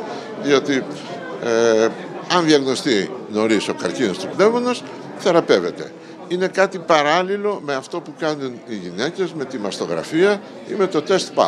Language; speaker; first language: Greek; native; Greek